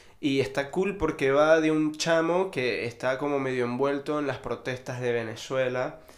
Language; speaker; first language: Spanish; native; Spanish